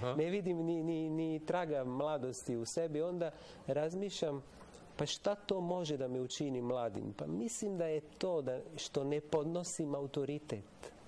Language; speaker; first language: Serbian; non-native, fluent; Italian